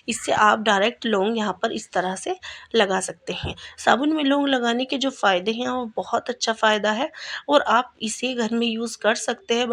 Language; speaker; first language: Hindi; native; Hindi